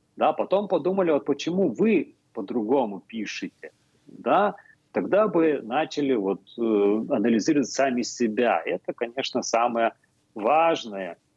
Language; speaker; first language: Russian; non-native, fluent; Lithuanian